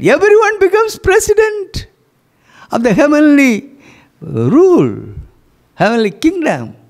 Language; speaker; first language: English; non-native, local second language; Tamil